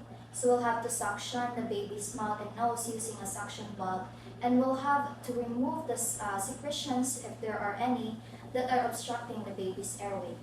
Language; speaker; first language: English; non-native, local second language; Filipino